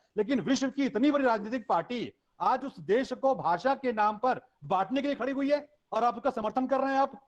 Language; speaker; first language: Hindi; non-native, local second language; Kannada